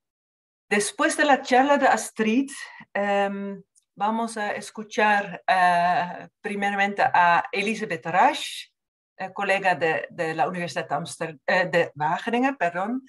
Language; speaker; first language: Spanish; non-native, fluent; Dutch